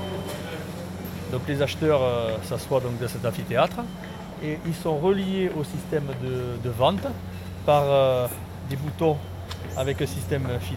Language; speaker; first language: French; native; French